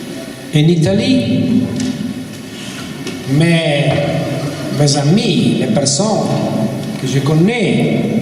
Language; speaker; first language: French; non-native, learner; Italian